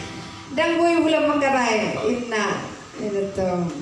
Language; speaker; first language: Indonesian; native; Indonesian